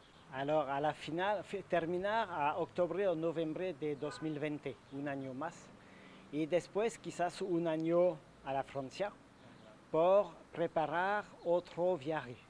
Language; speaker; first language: Spanish; non-native, learner; French